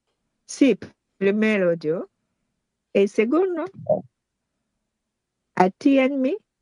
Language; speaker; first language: Spanish; non-native, learner; Haitian Creole